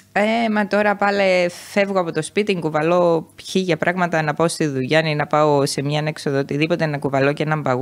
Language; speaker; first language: Greek; native; Greek